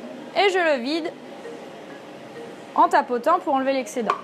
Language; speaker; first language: French; native; French